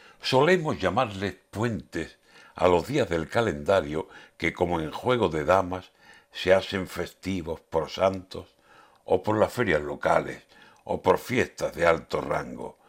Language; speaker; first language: Spanish; native; Spanish